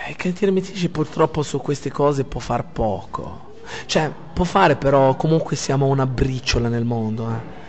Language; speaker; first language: Italian; non-native, fluent; Arabic